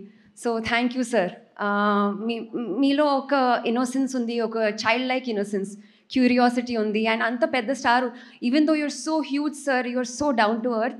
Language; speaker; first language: Telugu; non-native, learner; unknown